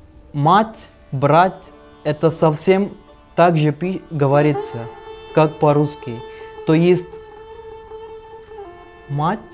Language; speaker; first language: Russian; non-native, learner; Hindi